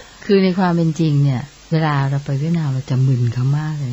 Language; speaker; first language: Thai; native; Thai